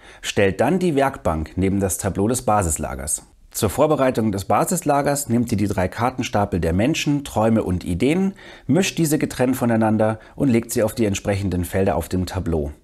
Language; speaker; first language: German; native; German